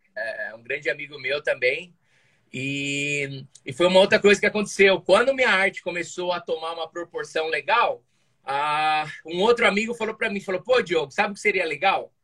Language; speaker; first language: Portuguese; native; Portuguese